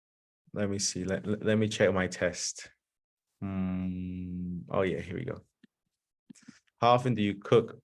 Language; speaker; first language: English; early bilingual, other home language; Spanish